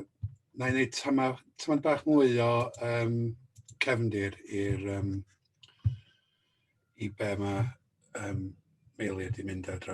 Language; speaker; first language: Welsh; native; Welsh